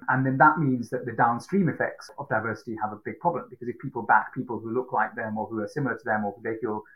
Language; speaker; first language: English; native; English